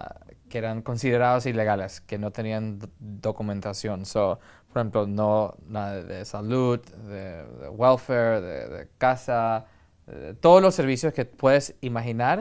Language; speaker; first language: Spanish; early bilingual, heritage; Spanish